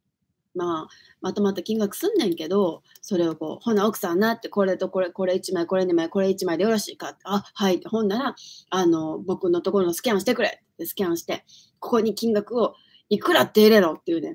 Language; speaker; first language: Japanese; native; Japanese